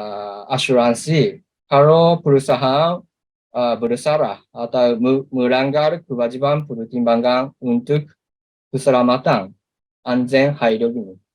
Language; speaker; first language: Indonesian; non-native, learner; Japanese